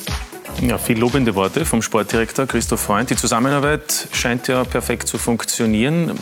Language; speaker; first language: German; native; German